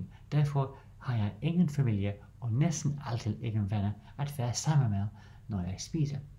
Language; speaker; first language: Danish; non-native, learner; English